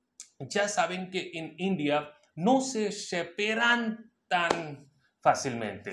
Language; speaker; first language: Spanish; non-native, local second language; Hindi